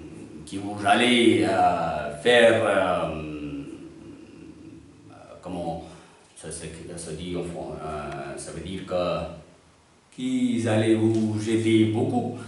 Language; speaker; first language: French; non-native, learner; Hindi